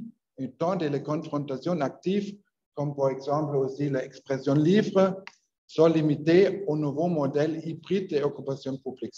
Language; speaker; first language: French; non-native, learner; Spanish